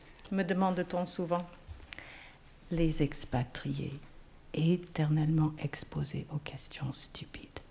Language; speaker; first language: French; non-native, fluent; English